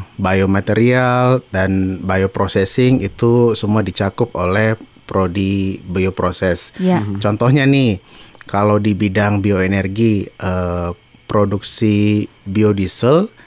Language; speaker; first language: Indonesian; native; Indonesian